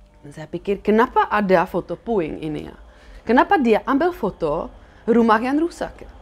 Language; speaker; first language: Indonesian; non-native, fluent; Czech